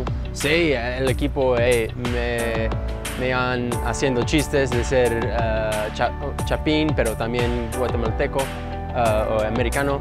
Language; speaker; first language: Spanish; early bilingual, heritage; English